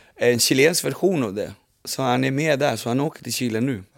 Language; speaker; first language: Swedish; early bilingual, other home language; Spanish